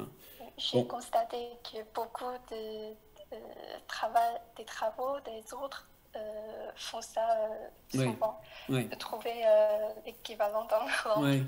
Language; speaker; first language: French; non-native, fluent; Chinese